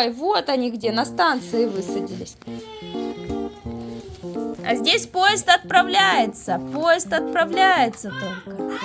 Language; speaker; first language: Russian; native; Russian